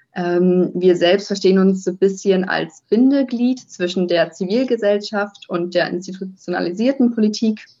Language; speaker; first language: German; native; German